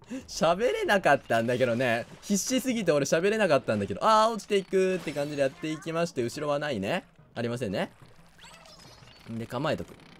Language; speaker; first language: Japanese; native; Japanese